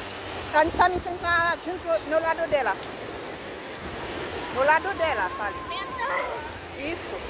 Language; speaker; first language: Portuguese; non-native, learner; Haitian Creole